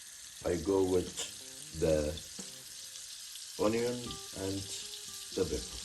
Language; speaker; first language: English; non-native, learner; Arabic